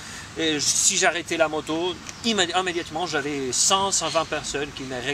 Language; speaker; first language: French; non-native, fluent; Spanish